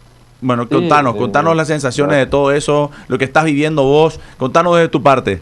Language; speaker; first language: Spanish; native; Spanish